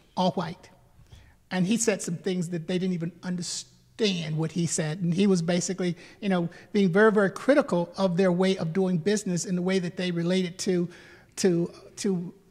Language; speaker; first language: English; native; English